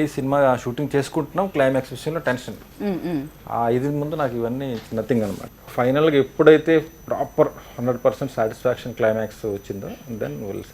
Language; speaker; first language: Telugu; native; Telugu